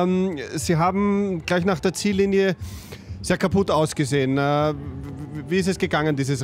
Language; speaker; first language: German; native; German